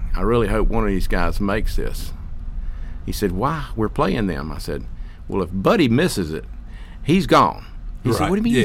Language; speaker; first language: English; native; English